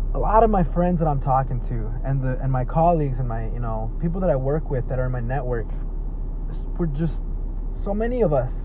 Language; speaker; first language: English; native; English